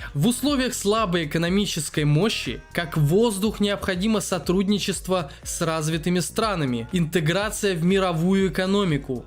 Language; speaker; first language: Russian; native; Russian